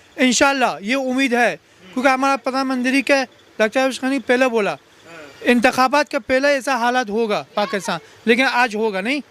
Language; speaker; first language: Hindi; non-native, learner; Pashto